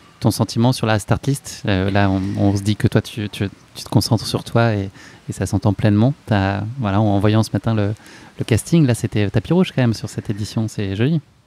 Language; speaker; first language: French; native; French